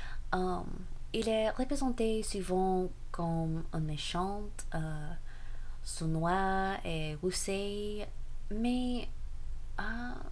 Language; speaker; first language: French; non-native, learner; English